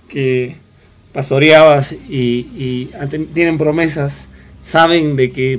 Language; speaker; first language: Spanish; native; Spanish